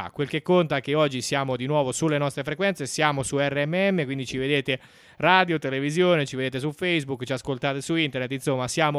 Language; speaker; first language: Italian; native; Italian